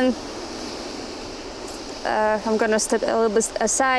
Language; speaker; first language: English; non-native, fluent; Latvian